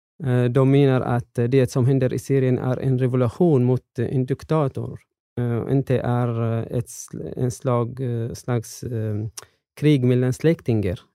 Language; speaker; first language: Swedish; non-native, fluent; Arabic